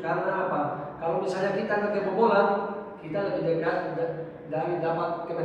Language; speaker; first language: Indonesian; non-native, fluent; Portuguese